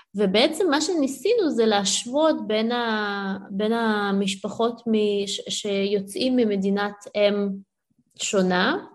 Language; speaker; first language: Hebrew; early bilingual, other home language; Ukrainian